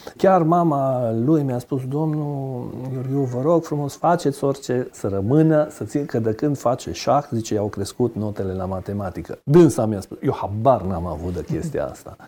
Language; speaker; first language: Romanian; native; Romanian